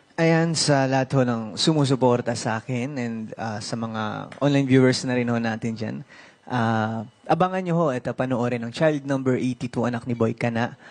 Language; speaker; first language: Filipino; native; Filipino